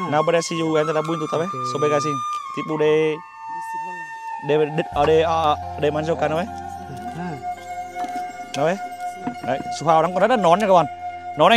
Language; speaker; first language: Portuguese; non-native, learner; Vietnamese